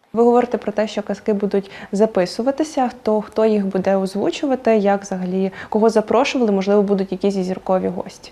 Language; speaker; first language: Ukrainian; native; Ukrainian